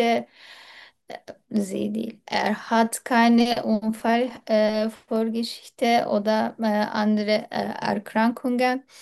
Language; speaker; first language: German; non-native, learner; Turkish